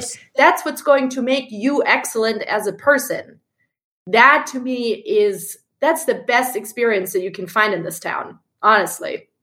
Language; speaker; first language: English; non-native, fluent; German